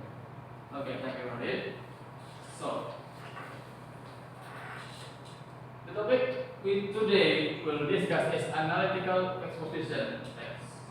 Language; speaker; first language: English; non-native, learner; Indonesian